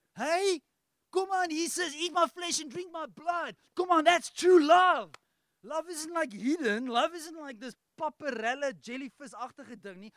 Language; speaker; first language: English; non-native, local second language; Afrikaans